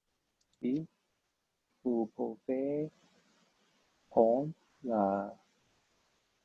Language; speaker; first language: French; non-native, learner; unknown